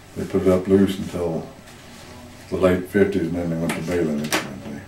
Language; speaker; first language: English; native; English